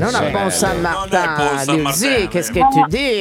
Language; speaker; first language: Italian; native; Italian